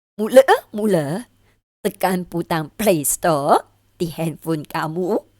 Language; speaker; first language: Malay; non-native, local second language; Chinese